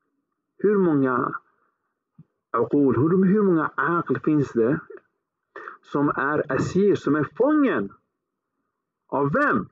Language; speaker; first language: Swedish; early bilingual, other home language; Arabic